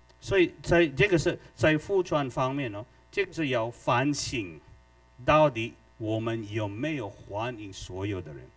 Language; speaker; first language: Chinese; non-native, fluent; Filipino